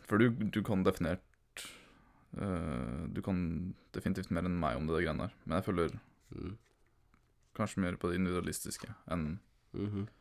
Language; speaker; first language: Norwegian; early bilingual, other home language; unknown